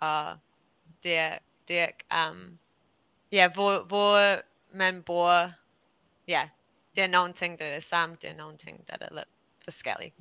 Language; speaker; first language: Danish; early bilingual, heritage; English